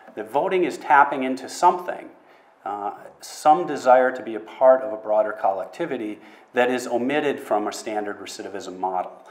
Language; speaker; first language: English; native; English